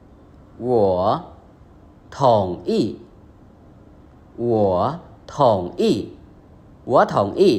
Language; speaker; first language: Chinese; non-native, learner; Khmer